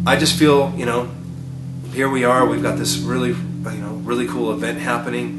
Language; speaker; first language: English; native; English